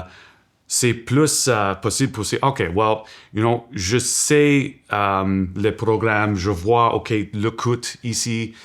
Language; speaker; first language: French; non-native, local second language; English